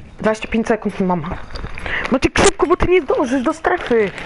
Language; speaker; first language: Polish; native; Polish